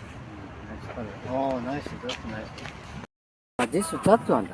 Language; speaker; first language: English; non-native, learner; Japanese